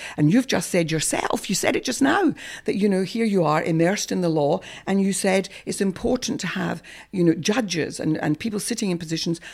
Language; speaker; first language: English; native; English